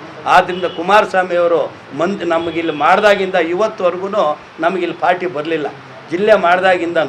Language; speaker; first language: Kannada; native; Kannada